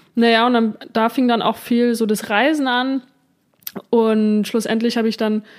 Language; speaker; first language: German; native; German